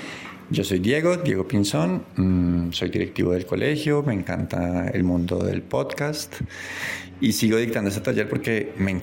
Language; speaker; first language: Spanish; native; Spanish